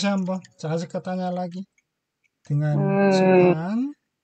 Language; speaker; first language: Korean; native; Korean